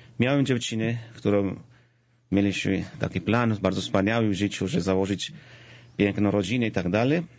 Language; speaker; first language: Polish; non-native, fluent; Georgian